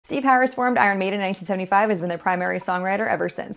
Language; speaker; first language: English; native; English